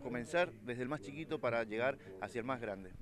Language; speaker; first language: Spanish; native; Spanish